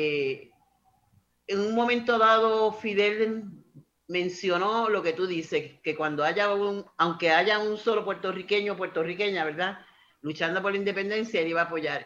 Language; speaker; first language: Spanish; native; Spanish